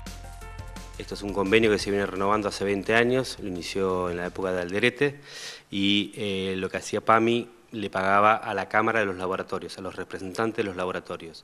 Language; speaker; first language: Spanish; native; Spanish